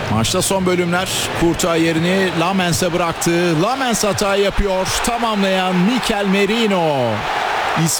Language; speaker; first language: Turkish; native; Turkish